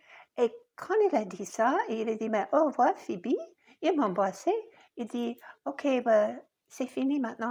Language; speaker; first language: French; non-native, fluent; English